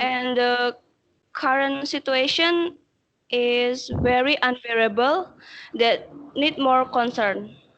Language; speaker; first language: English; non-native, learner; Indonesian